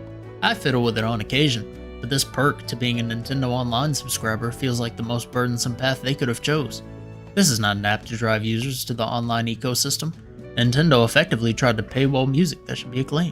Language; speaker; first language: English; native; English